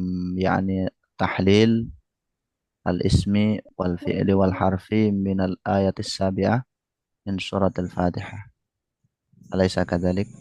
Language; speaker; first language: Arabic; non-native, fluent; Indonesian